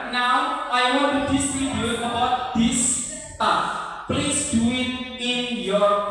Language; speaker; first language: English; non-native, learner; Indonesian